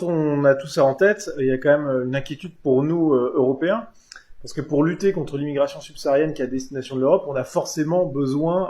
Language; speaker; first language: French; native; French